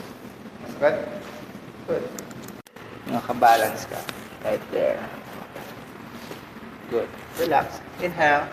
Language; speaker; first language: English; non-native, local second language; Filipino